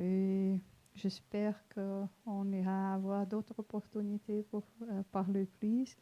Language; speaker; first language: French; non-native, fluent; Portuguese